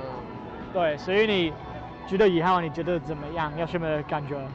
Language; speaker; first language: Chinese; non-native, learner; English